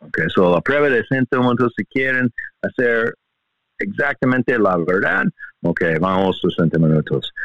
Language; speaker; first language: Spanish; non-native, learner; English